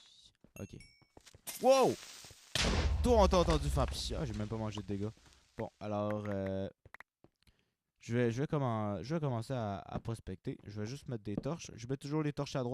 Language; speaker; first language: French; native; French